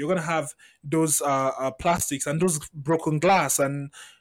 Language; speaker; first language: English; non-native, local second language; Yoruba